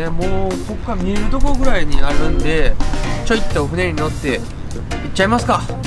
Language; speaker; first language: Japanese; native; Japanese